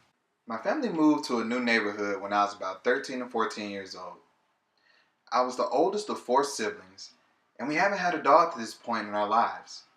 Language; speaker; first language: English; native; English